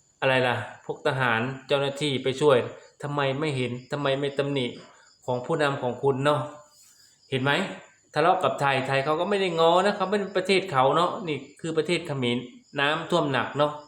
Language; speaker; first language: Thai; non-native, local second language; Lao